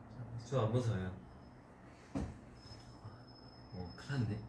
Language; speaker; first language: Korean; early bilingual, heritage; Korean